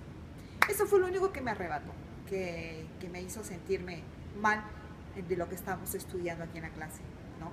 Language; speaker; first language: Spanish; early bilingual, heritage; Spanish